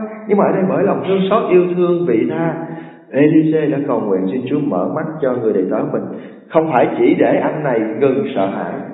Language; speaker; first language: Vietnamese; native; Vietnamese